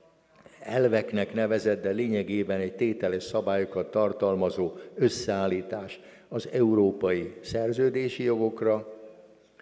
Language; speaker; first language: Hungarian; native; Hungarian